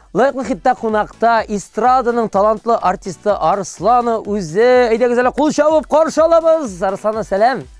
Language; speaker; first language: Tatar; native; Tatar